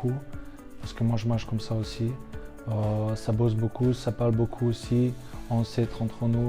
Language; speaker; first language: French; non-native, fluent; Slovenian